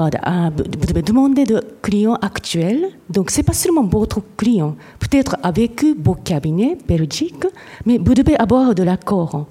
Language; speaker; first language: French; non-native, fluent; Japanese